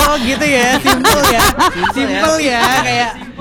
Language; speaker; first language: Indonesian; native; Indonesian